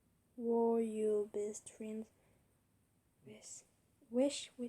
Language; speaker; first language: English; non-native, learner; French